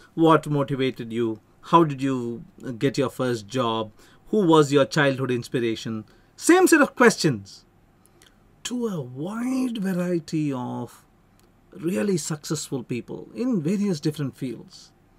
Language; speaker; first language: English; non-native, local second language; Tamil